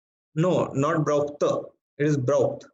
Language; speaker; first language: German; non-native, fluent; Hindi